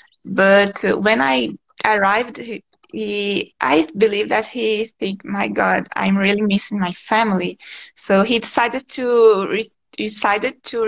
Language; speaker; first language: English; non-native, learner; Portuguese